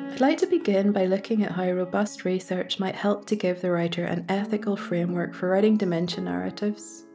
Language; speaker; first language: English; native; English